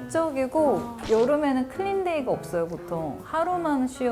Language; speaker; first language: Korean; native; Korean